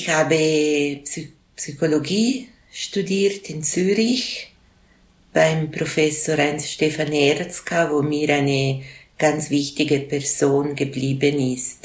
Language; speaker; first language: German; non-native, local second language; Italian